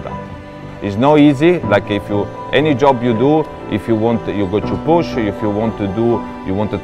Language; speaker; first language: English; non-native, learner; Italian